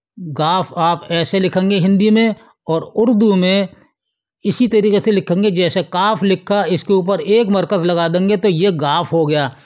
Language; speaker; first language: Hindi; native; Hindi